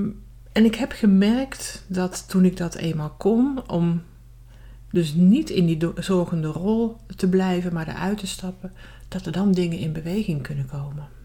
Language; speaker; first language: Dutch; native; Dutch